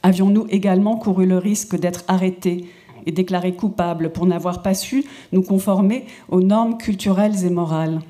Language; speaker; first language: French; native; French